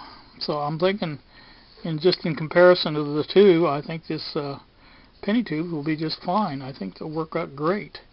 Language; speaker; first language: English; native; English